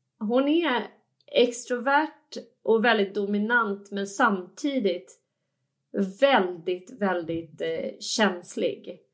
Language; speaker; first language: Swedish; native; Swedish